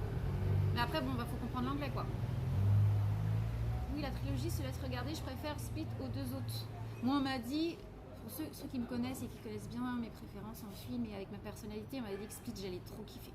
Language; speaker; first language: French; native; French